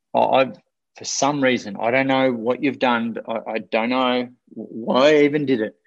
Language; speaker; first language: English; native; English